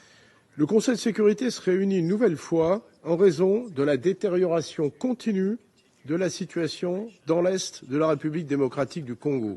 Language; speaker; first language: French; native; French